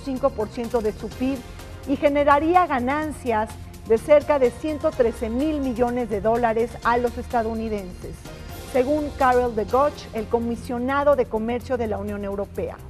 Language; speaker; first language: Spanish; native; Spanish